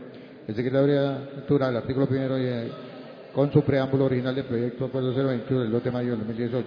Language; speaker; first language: Spanish; native; Spanish